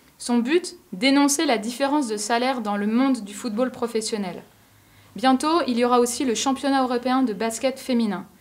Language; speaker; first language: French; native; French